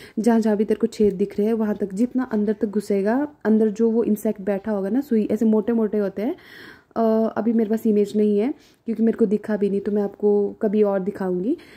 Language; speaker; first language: Hindi; non-native, local second language; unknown